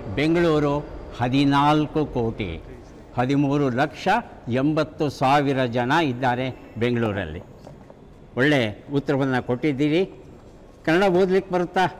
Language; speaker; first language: Kannada; native; Kannada